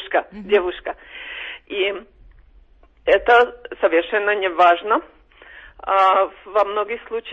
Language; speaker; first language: Russian; non-native, fluent; Czech